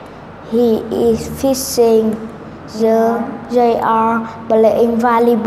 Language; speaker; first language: English; non-native, learner; Vietnamese